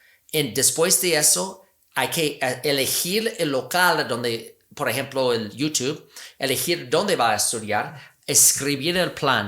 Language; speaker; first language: Spanish; non-native, fluent; English